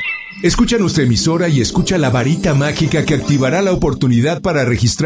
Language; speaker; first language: Spanish; native; Spanish